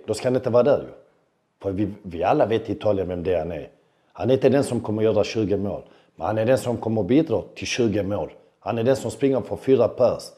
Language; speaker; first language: Swedish; early bilingual, other home language; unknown